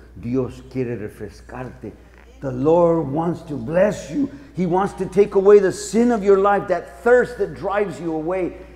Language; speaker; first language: English; early bilingual, other home language; Spanish